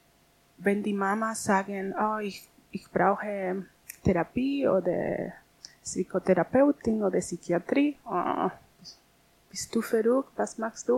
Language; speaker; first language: German; non-native, learner; Spanish